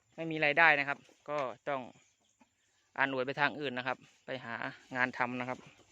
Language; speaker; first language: Thai; non-native, local second language; Khmer